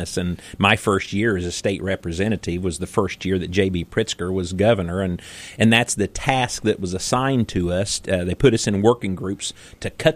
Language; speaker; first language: English; native; English